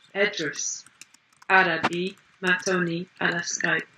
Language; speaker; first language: Arabic; non-native, learner; English